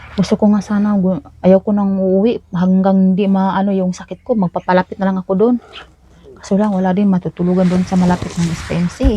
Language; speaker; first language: Filipino; non-native, local second language; Cebuano